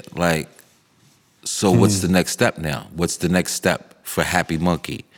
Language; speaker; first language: English; native; English